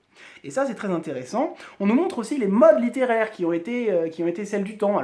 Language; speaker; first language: French; native; French